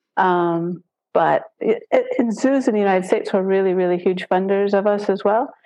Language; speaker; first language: English; native; English